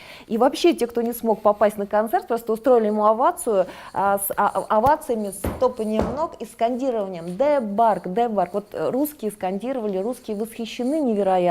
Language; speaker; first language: Russian; native; Russian